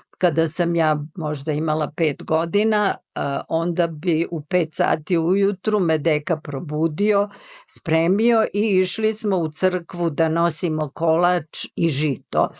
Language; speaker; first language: Serbian; native; Serbian